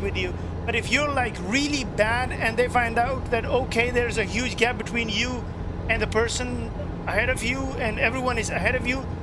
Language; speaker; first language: English; non-native, local second language; Pashto